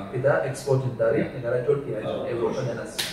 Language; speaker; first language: Indonesian; non-native, learner; Turkish